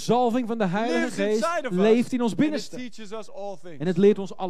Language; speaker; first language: Dutch; native; Dutch